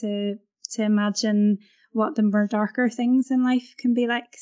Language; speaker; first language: English; native; English